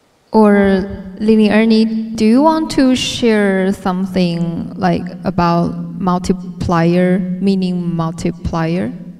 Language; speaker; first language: English; non-native, fluent; Chinese